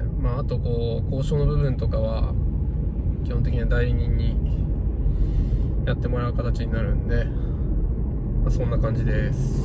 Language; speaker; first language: Japanese; native; Japanese